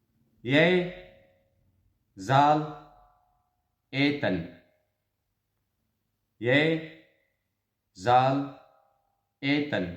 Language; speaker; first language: Dutch; non-native, fluent; Pashto